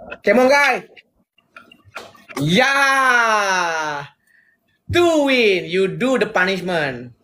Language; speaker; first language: English; non-native, learner; Malay